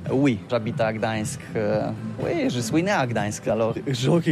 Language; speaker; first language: French; non-native, learner; Polish